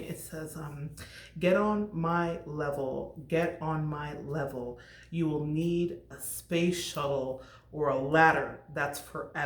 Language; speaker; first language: English; native; English